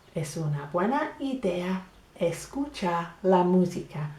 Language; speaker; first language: Spanish; non-native, fluent; English